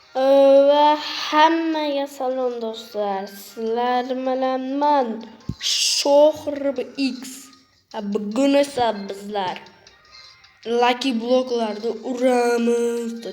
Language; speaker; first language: Uzbek; non-native, local second language; Russian